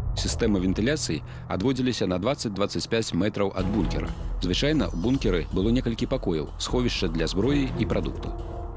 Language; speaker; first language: Belarusian; native; Belarusian